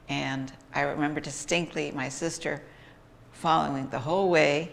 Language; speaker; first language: English; native; English